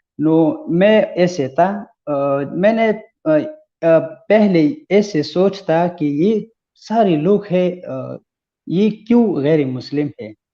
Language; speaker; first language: Hindi; non-native, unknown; Pashto